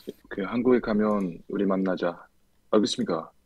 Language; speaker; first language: Korean; non-native, learner; French